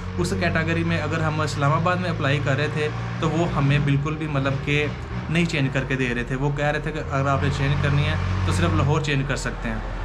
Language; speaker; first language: Urdu; non-native, local second language; Punjabi